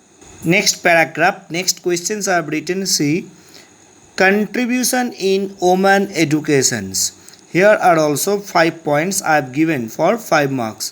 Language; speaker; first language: English; non-native, local second language; Bangla